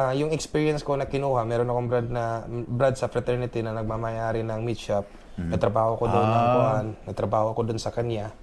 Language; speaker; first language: Filipino; non-native, local second language; Cebuano